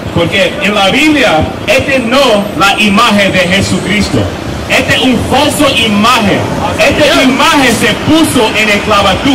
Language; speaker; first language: Spanish; non-native, learner; English